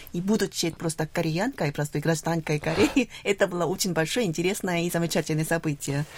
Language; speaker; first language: Russian; non-native, fluent; Korean